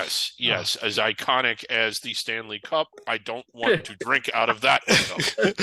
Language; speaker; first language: English; native; English